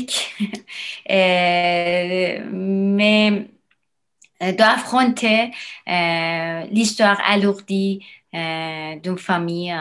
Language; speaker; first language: French; non-native, learner; Persian